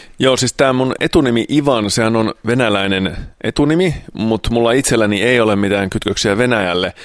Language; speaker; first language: Finnish; early bilingual, other home language; Italian